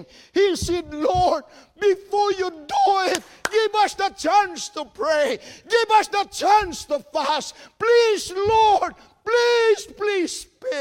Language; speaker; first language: English; non-native, local second language; Cebuano